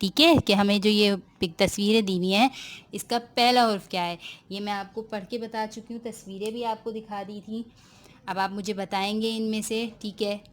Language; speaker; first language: Urdu; native; Urdu